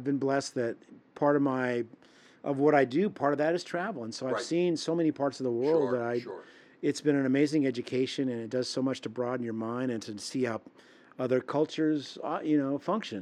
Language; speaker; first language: English; native; English